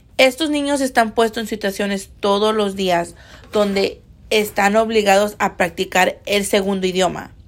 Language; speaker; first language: Spanish; early bilingual, heritage; Spanish